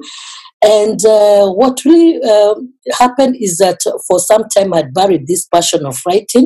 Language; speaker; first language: English; non-native, local second language; Kikuyu